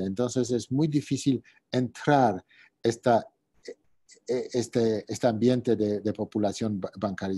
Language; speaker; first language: Spanish; non-native, fluent; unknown